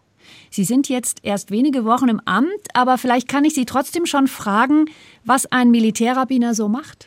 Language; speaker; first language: German; native; German